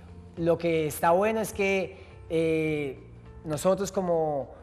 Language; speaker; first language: Spanish; native; Spanish